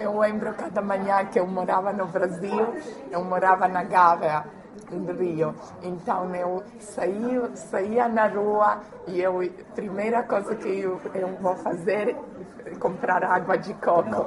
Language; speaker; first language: Portuguese; non-native, learner; Croatian